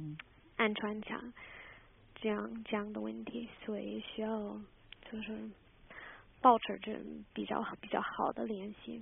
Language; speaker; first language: Chinese; non-native, fluent; English